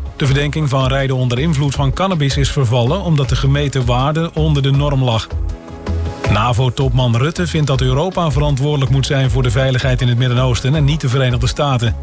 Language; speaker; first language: Dutch; native; Dutch